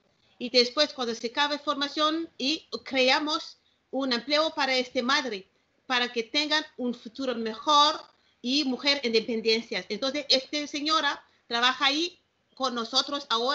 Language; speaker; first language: Spanish; non-native, learner; Malagasy